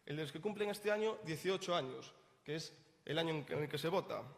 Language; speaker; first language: Spanish; native; Spanish